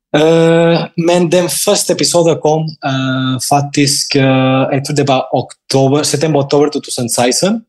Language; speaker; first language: Norwegian; non-native, fluent; Spanish